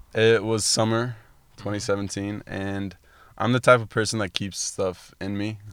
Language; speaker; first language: English; early bilingual, other home language; Arabic